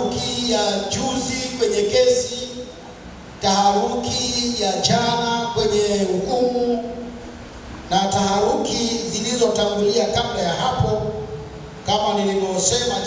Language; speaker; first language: Swahili; native; Swahili